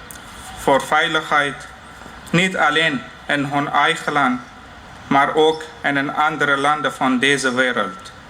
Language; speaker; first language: Dutch; non-native, fluent; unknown